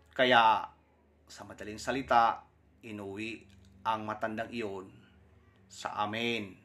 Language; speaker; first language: Filipino; non-native, local second language; Surigaonon